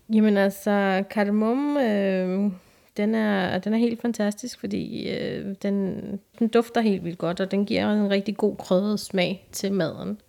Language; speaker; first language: Danish; early bilingual, other home language; Turkish